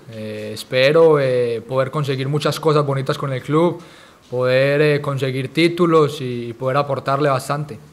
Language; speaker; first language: Spanish; native; Spanish